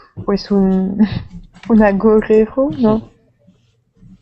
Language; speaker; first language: Spanish; non-native, learner; French